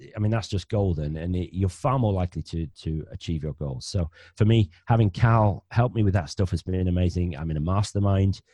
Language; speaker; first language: English; native; English